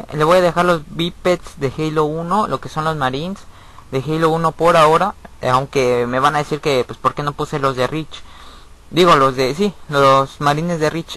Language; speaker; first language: Spanish; native; Spanish